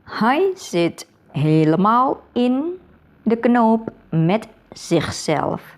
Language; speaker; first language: Dutch; non-native, learner; Thai